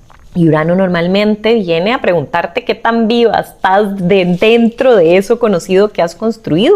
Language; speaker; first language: Spanish; native; Spanish